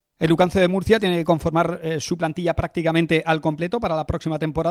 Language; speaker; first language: Spanish; native; Spanish